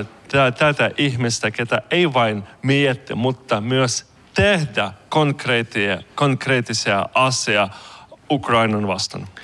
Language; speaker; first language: Finnish; non-native, learner; Ukrainian